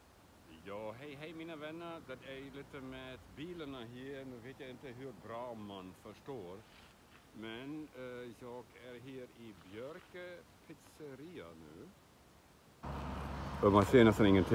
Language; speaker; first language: Swedish; non-native, fluent; German